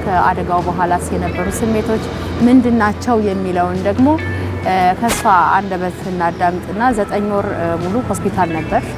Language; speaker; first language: Amharic; native; Amharic